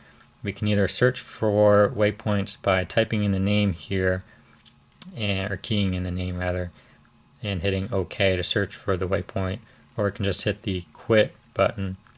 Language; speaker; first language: English; native; English